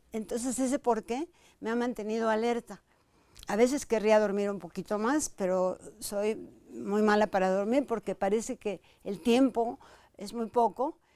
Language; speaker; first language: Spanish; native; Spanish